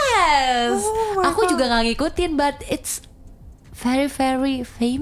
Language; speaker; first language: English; non-native, learner; Indonesian